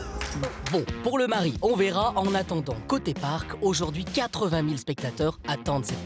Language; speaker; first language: French; native; French